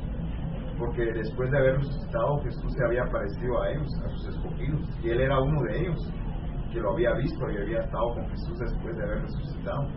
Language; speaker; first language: Spanish; native; Spanish